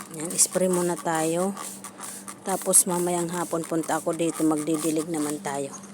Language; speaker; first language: Filipino; non-native, local second language; Iloko